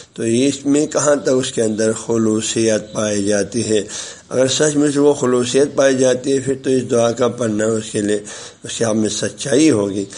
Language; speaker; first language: Urdu; non-native, local second language; Balti